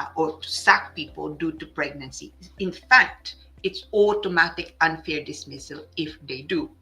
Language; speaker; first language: English; non-native, local second language; Filipino